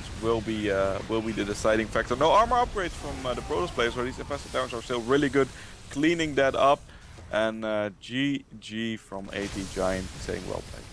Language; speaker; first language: English; non-native, fluent; Dutch